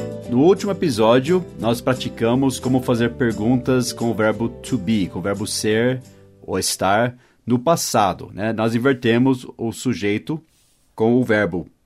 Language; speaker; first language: Portuguese; non-native, fluent; English